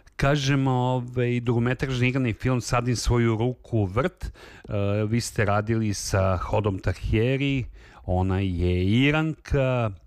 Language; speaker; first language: Serbian; native; Serbian